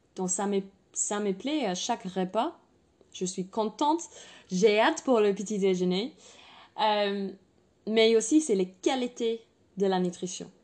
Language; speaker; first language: French; non-native, fluent; English